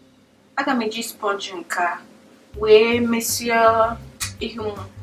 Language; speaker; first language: Igbo; early bilingual, heritage; English